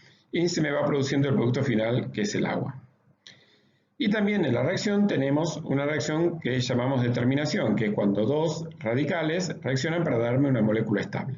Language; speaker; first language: Spanish; native; Spanish